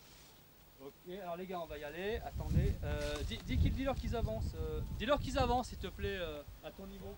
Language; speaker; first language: French; native; French